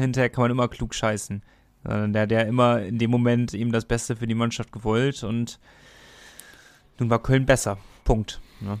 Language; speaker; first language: German; native; German